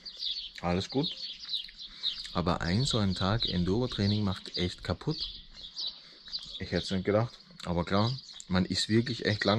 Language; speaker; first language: German; native; German